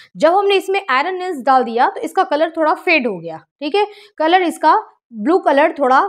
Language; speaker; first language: Hindi; native; Hindi